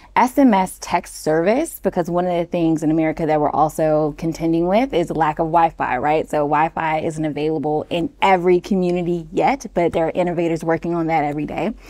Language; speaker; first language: English; native; English